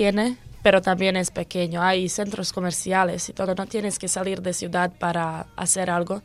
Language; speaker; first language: Spanish; non-native, learner; Croatian